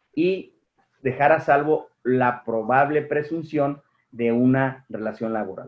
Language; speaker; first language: Spanish; native; Spanish